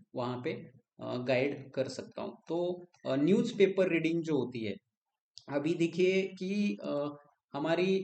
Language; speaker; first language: Hindi; non-native, local second language; Marathi